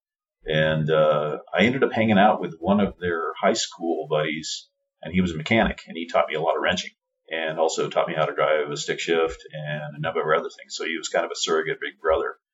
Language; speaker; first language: English; native; English